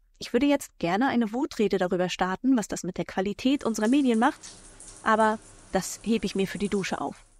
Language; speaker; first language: German; native; German